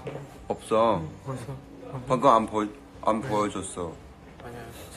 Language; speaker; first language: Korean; non-native, learner; Chinese